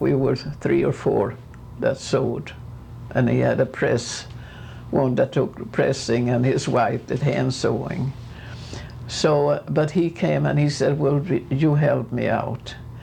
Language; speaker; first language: English; non-native, fluent; Swedish